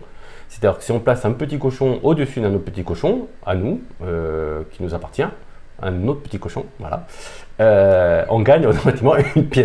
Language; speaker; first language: French; native; French